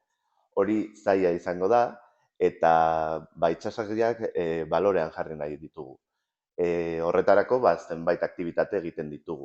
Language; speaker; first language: Basque; non-native, local second language; Spanish